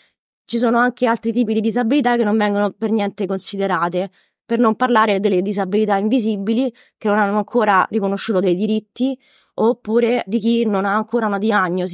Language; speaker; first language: Italian; native; Italian